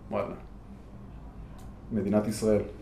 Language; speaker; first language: Hebrew; native; Hebrew